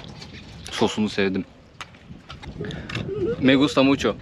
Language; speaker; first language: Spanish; non-native, learner; Turkish